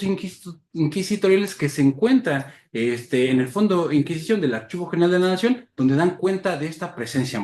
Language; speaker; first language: Spanish; native; Spanish